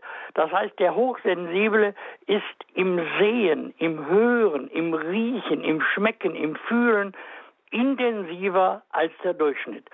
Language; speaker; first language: German; native; German